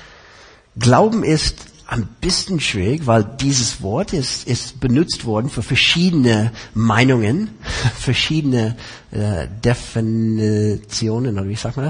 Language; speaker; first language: German; non-native, fluent; English